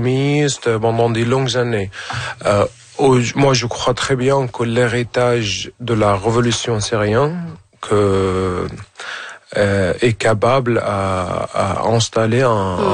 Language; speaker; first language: French; non-native, fluent; Arabic